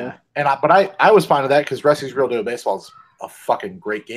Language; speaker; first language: English; native; English